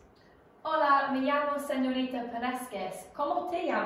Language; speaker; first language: Spanish; non-native, learner; English